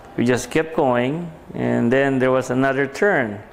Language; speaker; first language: English; non-native, local second language; Filipino